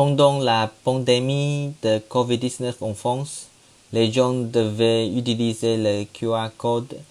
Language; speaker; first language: French; non-native, learner; Chinese